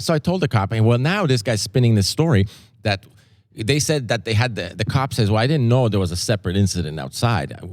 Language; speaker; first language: English; native; English